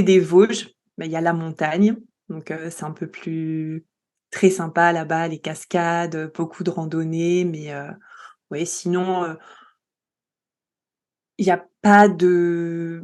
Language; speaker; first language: French; native; French